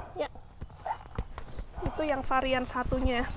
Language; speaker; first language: Indonesian; native; Indonesian